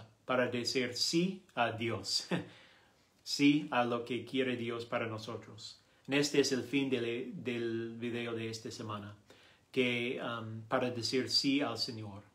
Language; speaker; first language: Spanish; non-native, learner; English